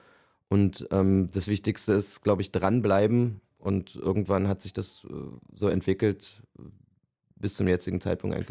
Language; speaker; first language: German; native; German